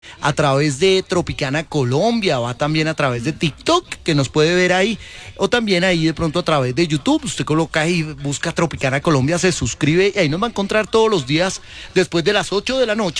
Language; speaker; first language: Spanish; native; Spanish